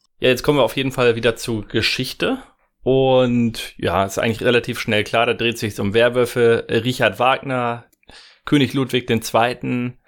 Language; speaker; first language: German; native; German